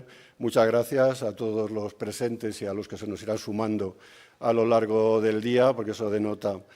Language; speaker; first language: Spanish; native; Spanish